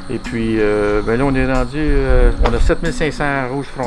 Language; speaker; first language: French; native; French